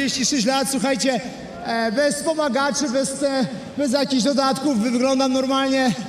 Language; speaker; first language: Polish; native; Polish